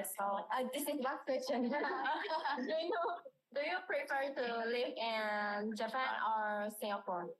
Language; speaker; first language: English; non-native, learner; Indonesian